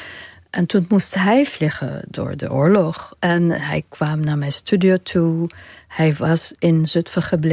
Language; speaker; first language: Dutch; non-native, fluent; Arabic